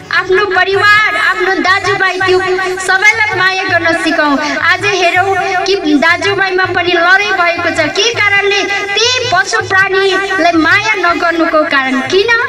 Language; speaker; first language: Nepali; non-native, local second language; Limbu